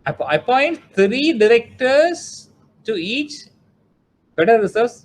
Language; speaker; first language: English; non-native, local second language; Tamil